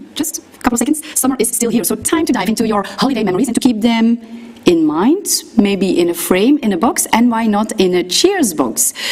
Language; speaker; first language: English; non-native, fluent; Dutch